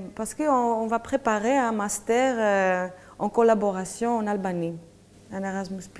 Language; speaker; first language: French; non-native, fluent; Greek